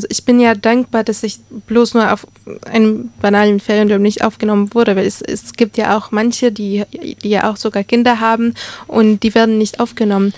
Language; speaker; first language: German; early bilingual, other home language; Arabic